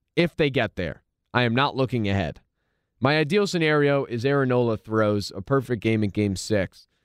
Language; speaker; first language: English; native; English